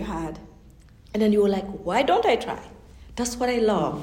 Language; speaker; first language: English; non-native, fluent; Fula